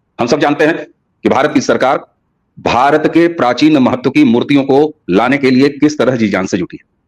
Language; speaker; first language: Hindi; native; Hindi